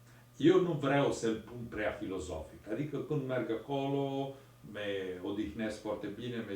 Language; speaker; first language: Romanian; non-native, learner; Italian